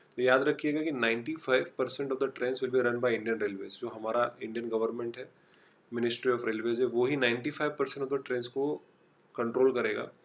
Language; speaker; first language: Hindi; non-native, local second language; Marathi